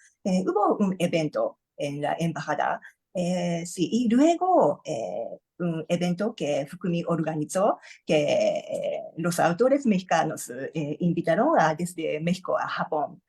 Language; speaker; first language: Spanish; non-native, learner; Japanese